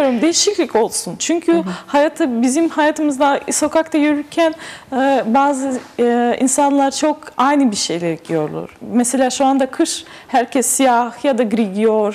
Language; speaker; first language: Turkish; non-native, learner; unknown